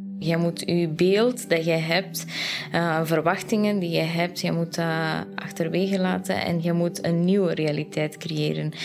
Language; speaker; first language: Dutch; non-native, fluent; Persian